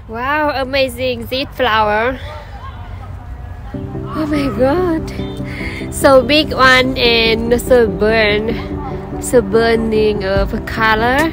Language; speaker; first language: English; non-native, learner; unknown